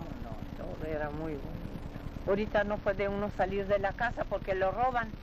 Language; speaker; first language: Spanish; early bilingual, other home language; Russian